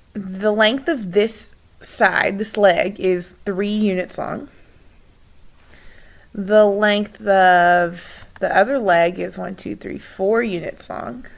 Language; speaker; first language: English; native; English